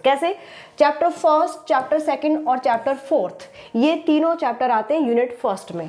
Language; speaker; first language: Hindi; native; Hindi